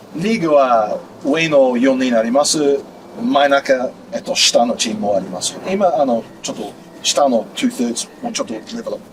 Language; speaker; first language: Japanese; non-native, learner; English